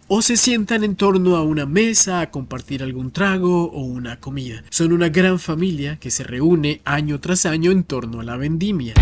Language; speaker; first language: Spanish; native; Spanish